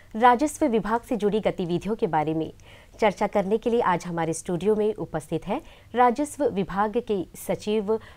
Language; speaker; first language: Hindi; native; Hindi